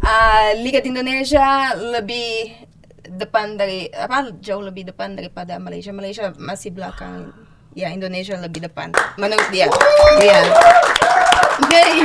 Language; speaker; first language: Indonesian; non-native, fluent; Portuguese